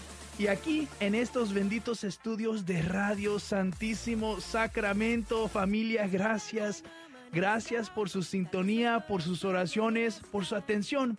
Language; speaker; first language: Spanish; early bilingual, heritage; Spanish